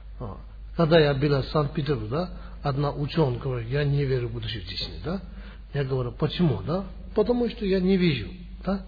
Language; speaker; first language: Russian; non-native, learner; Tibetan